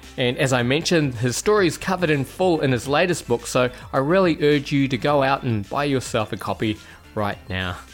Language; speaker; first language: English; native; English